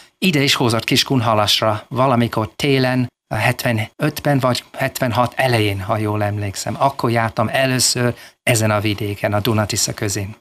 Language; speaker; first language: Hungarian; non-native, fluent; English